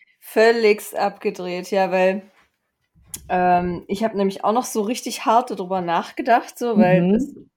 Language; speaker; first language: German; native; German